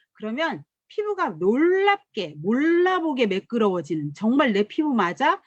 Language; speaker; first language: Korean; native; Korean